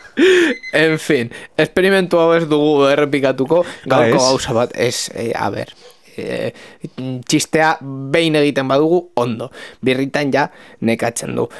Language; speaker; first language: Basque; non-native, local second language; Spanish